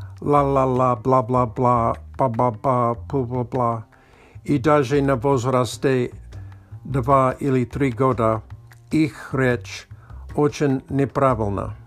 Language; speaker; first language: Russian; non-native, learner; English